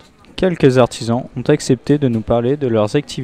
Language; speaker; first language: French; native; French